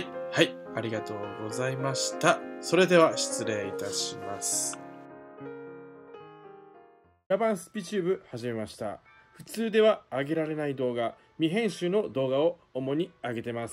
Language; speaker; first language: Japanese; native; Japanese